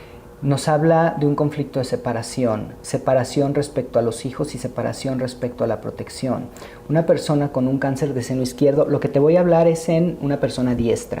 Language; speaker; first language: Spanish; native; Spanish